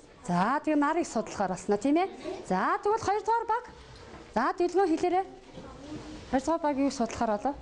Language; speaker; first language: Mongolian; native; Mongolian